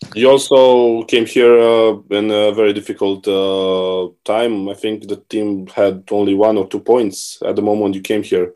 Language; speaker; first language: English; non-native, fluent; Romanian